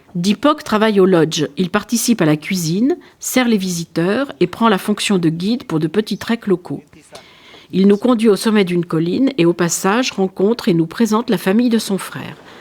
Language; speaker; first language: French; native; French